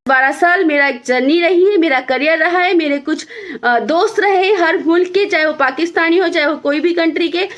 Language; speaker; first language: Hindi; native; Hindi